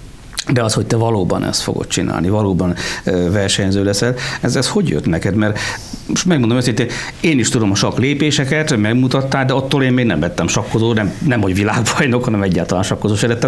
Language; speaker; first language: Hungarian; native; Hungarian